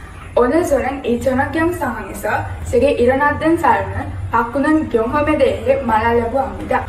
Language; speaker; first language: Korean; non-native, learner; Sinhala